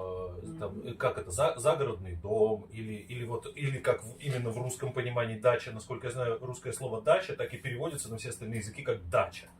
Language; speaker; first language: Russian; native; Russian